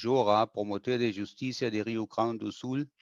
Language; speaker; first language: Portuguese; non-native, fluent; German